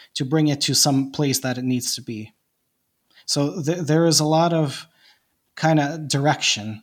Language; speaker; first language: English; non-native, fluent; Bosnian